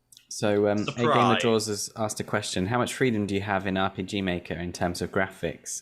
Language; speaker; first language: English; native; English